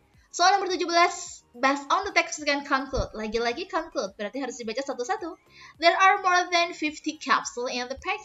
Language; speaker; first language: English; non-native, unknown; Indonesian